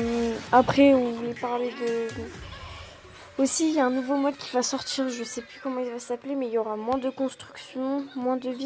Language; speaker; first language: French; native; French